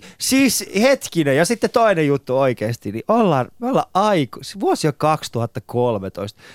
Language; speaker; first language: Finnish; non-native, fluent; Persian